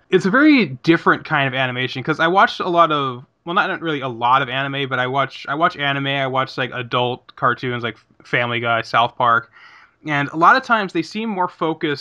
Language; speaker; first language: English; native; English